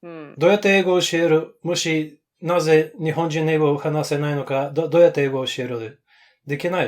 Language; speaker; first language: Japanese; non-native, learner; English